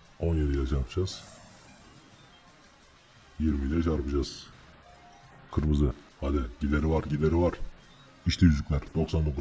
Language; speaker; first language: Turkish; native; Turkish